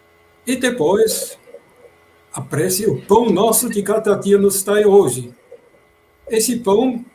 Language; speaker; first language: Portuguese; non-native, fluent; German